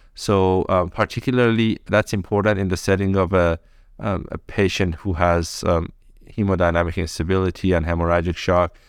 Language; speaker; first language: English; early bilingual, other home language; Persian